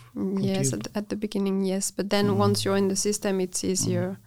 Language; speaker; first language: English; non-native, fluent; French